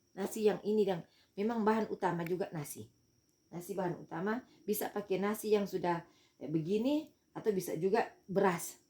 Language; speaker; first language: Indonesian; native; Indonesian